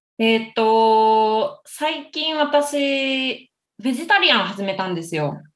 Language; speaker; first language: Japanese; native; Japanese